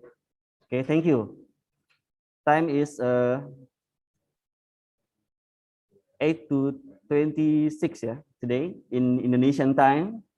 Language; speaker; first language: English; non-native, fluent; Indonesian